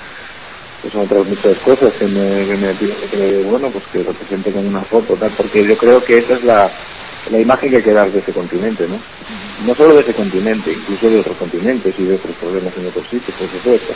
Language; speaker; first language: Spanish; native; Spanish